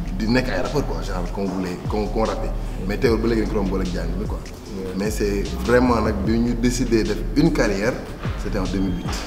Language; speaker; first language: Wolof; native; Wolof